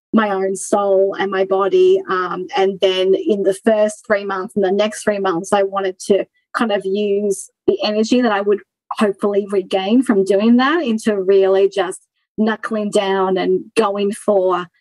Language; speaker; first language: English; native; English